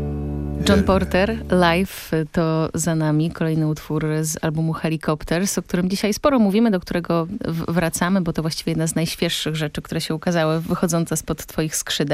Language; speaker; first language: Polish; native; Polish